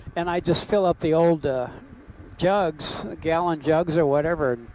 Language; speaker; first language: English; native; English